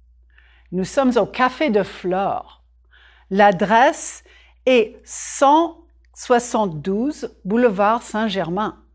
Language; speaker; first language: French; non-native, fluent; English